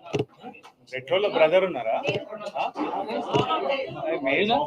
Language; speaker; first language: Telugu; native; Telugu